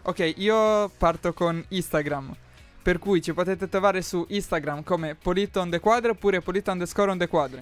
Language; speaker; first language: Italian; native; Italian